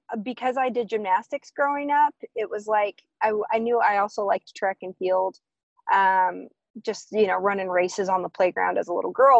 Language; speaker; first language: English; native; English